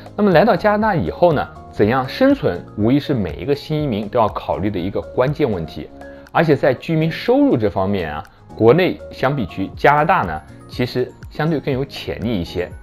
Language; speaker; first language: Chinese; native; Chinese